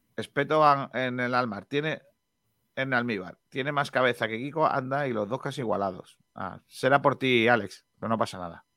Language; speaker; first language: Spanish; native; Spanish